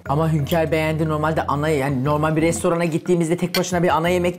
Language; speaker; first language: Turkish; native; Turkish